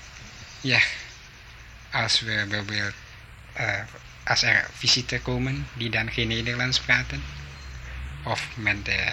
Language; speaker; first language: Dutch; early bilingual, heritage; Dutch